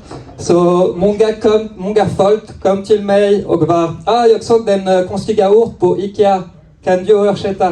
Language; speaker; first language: Swedish; non-native, learner; French